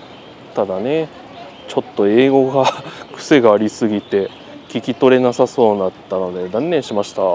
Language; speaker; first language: Japanese; native; Japanese